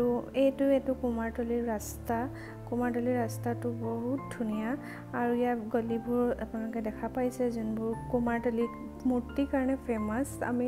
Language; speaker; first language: Hindi; non-native, local second language; Assamese